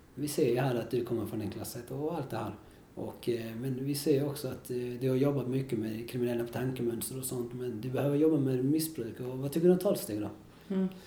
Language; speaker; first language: Swedish; early bilingual, other home language; Spanish